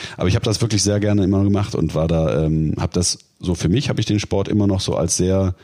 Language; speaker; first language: German; native; German